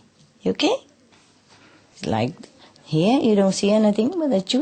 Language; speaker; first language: English; non-native, fluent; Vietnamese